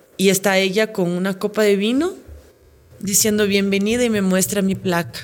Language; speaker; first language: Spanish; non-native, fluent; Portuguese